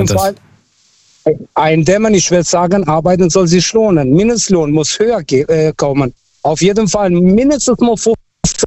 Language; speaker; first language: German; non-native, fluent; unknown